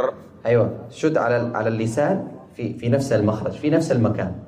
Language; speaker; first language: Arabic; native; Arabic